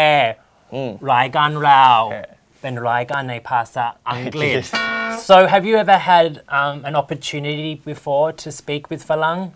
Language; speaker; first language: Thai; non-native, fluent; English